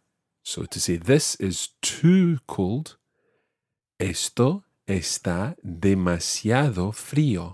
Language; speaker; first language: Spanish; non-native, fluent; English